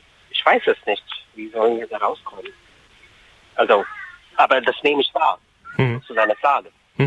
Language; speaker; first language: German; non-native, fluent; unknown